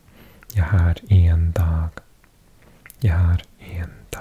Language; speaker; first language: Swedish; non-native, learner; English